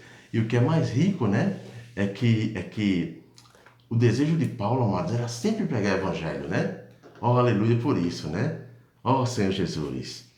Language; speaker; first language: Portuguese; native; Portuguese